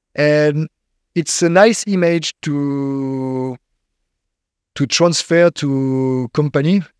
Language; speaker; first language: English; non-native, fluent; French